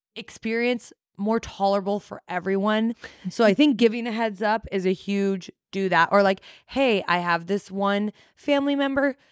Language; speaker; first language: English; native; English